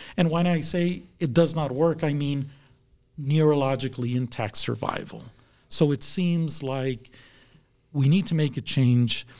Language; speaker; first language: English; native; English